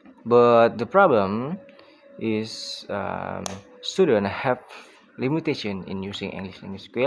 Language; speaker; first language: English; non-native, learner; Indonesian